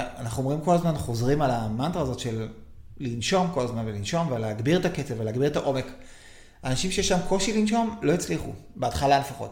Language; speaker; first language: Hebrew; native; Hebrew